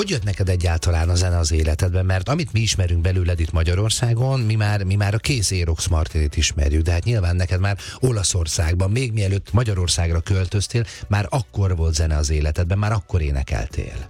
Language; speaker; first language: Hungarian; native; Hungarian